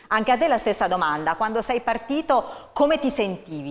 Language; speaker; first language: Italian; native; Italian